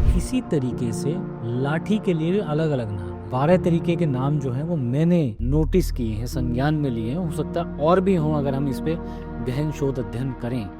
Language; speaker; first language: Hindi; native; Hindi